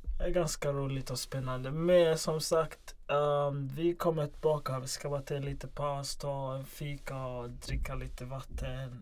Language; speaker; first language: Swedish; non-native, local second language; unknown